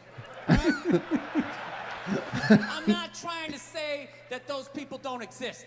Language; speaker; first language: English; native; English